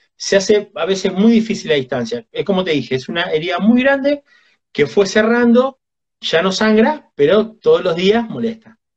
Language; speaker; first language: Spanish; native; Spanish